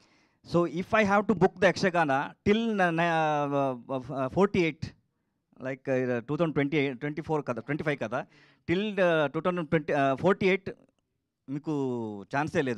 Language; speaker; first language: Telugu; non-native, learner; Kannada